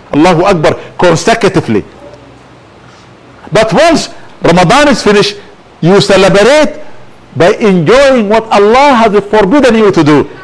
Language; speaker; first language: English; non-native, fluent; Arabic